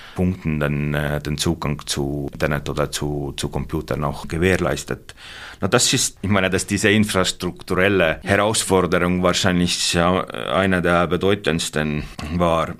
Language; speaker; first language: German; non-native, fluent; Estonian